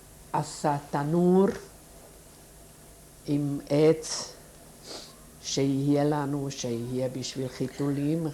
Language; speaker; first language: Hebrew; non-native, fluent; Yiddish